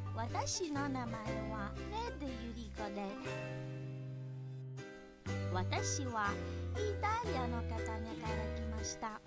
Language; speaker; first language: Japanese; non-native, learner; Italian